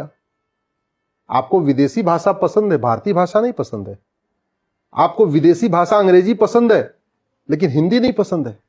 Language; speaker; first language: Hindi; native; Hindi